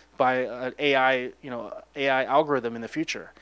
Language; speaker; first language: English; native; English